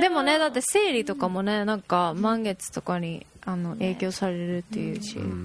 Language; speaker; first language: Japanese; native; Japanese